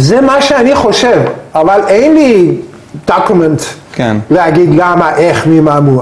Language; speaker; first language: Hebrew; non-native, learner; Persian